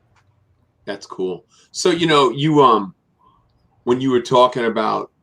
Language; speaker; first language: English; native; English